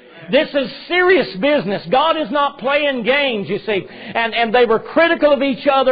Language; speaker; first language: English; native; English